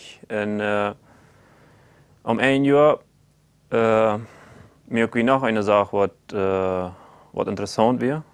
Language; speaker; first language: German; non-native, local second language; Plautdietsch